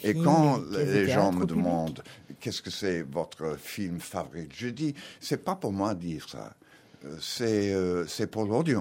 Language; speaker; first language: French; non-native, learner; English